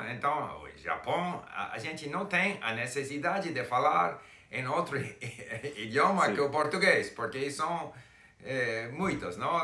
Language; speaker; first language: Portuguese; non-native, fluent; English